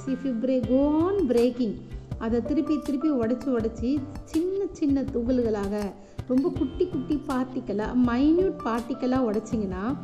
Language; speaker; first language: English; non-native, local second language; Tamil